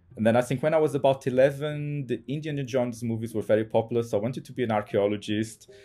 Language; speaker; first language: English; non-native, fluent; Portuguese